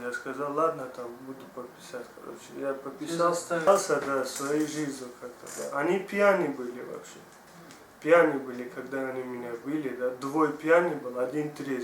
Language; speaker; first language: Russian; non-native, learner; Tajik